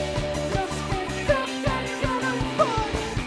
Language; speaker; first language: Spanish; native; Spanish